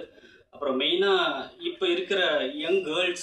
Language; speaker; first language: Tamil; native; Tamil